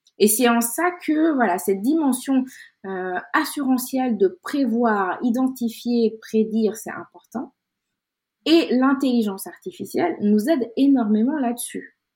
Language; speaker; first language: French; non-native, local second language; Wolof